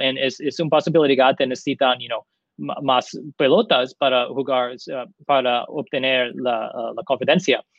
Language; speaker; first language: Spanish; non-native, learner; English